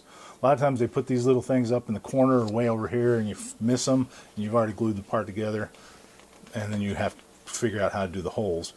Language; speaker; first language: English; native; English